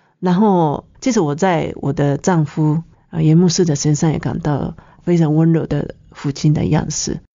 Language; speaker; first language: Chinese; non-native, fluent; Japanese